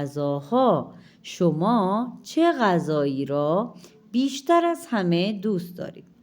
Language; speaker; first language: Persian; non-native, fluent; Urdu